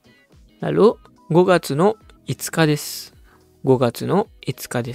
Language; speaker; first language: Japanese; non-native, fluent; Indonesian